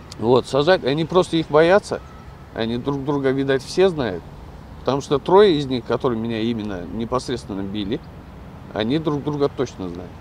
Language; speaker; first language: Russian; native; Russian